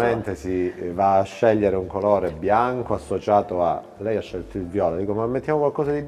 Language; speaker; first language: Italian; native; Italian